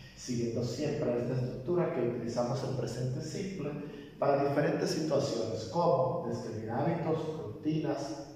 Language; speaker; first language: Spanish; native; Spanish